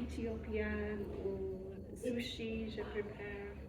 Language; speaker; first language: French; non-native, learner; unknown